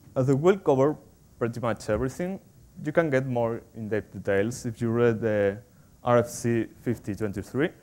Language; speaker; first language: English; non-native, fluent; Spanish